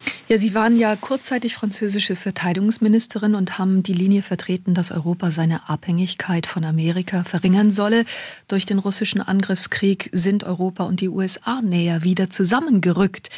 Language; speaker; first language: German; native; German